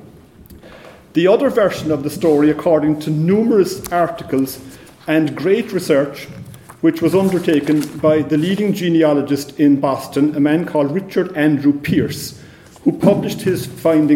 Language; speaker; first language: English; native; English